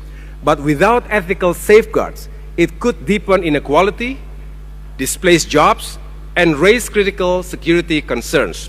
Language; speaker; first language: English; non-native, fluent; Indonesian